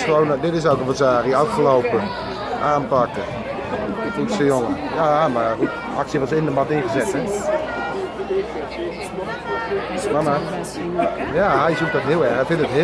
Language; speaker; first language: Dutch; native; Dutch